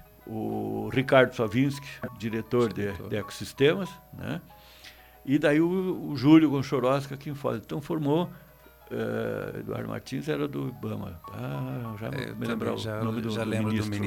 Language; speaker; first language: Portuguese; native; Portuguese